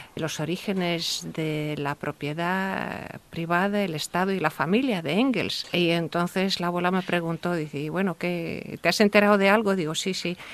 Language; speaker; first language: Spanish; early bilingual, heritage; Russian